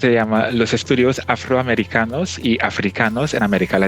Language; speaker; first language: Spanish; non-native, fluent; English